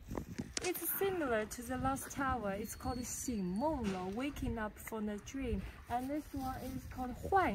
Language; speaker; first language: English; non-native, fluent; Chinese